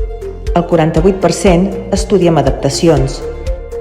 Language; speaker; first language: Catalan; native; Catalan